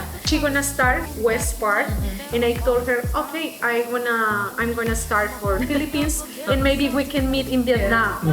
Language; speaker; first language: English; non-native, fluent; Spanish